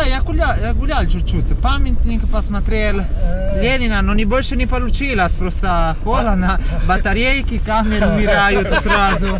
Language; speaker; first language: Russian; non-native, learner; Italian